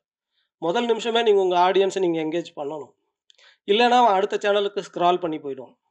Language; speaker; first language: Tamil; native; Tamil